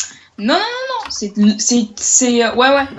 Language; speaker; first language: French; native; French